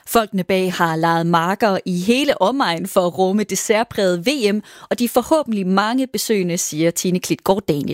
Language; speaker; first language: Danish; native; Danish